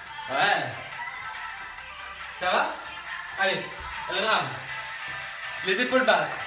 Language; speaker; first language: French; native; French